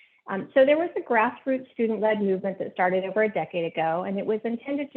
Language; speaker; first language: English; native; English